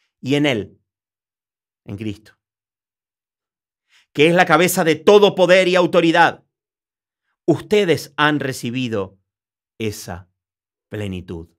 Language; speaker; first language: Spanish; native; Spanish